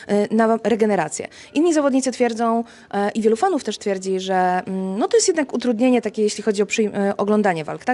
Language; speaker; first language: Polish; native; Polish